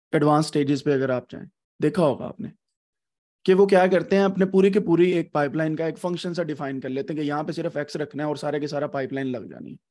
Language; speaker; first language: Urdu; non-native, local second language; Punjabi